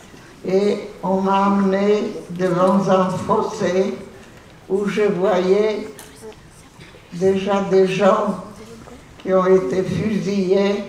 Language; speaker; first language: French; non-native, fluent; Polish